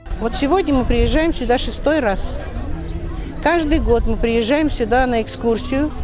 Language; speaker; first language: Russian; native; Russian